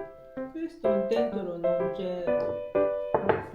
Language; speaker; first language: Italian; non-native, learner; Japanese